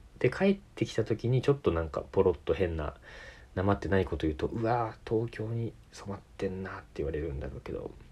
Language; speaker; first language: Japanese; native; Japanese